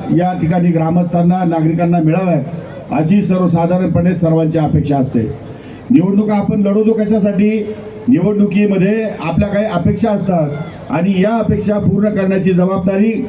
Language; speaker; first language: Marathi; native; Marathi